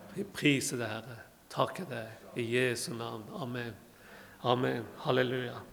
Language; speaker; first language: Norwegian; non-native, fluent; Persian